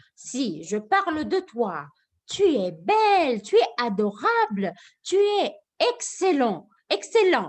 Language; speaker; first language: French; non-native, fluent; Arabic